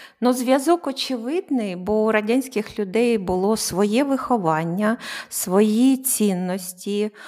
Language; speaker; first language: Ukrainian; non-native, local second language; Russian